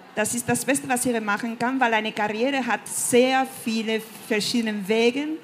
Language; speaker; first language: German; non-native, fluent; Spanish